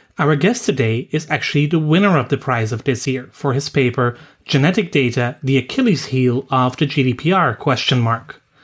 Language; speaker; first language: English; non-native, fluent; Dutch